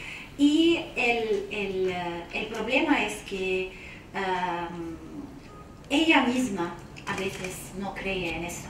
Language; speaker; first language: Spanish; non-native, fluent; Arabic